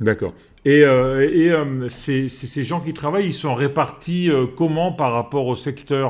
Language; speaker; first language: French; native; French